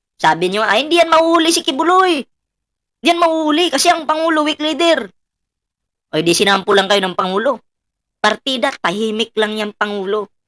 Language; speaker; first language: Filipino; non-native, local second language; Cebuano